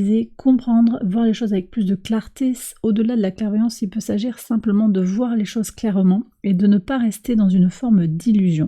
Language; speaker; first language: French; native; French